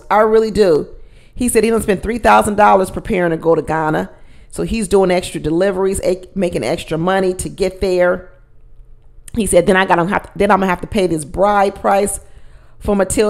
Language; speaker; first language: English; native; English